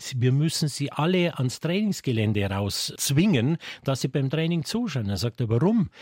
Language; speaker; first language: German; native; German